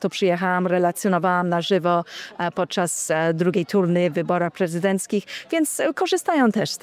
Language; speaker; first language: Polish; early bilingual, heritage; Polish